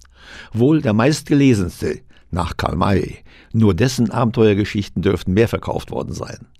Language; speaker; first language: German; native; German